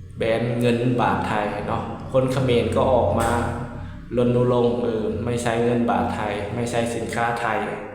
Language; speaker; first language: Thai; native; Thai